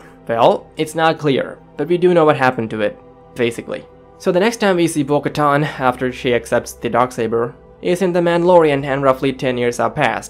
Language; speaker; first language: English; native; English